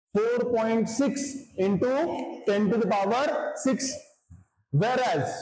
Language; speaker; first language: English; non-native, local second language; Marathi